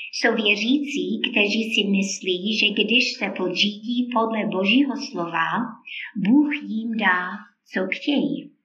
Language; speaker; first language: Czech; non-native, fluent; English